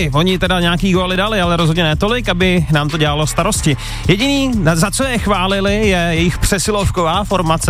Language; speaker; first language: Czech; native; Czech